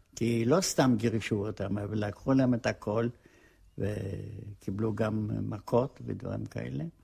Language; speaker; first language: Hebrew; non-native, fluent; Polish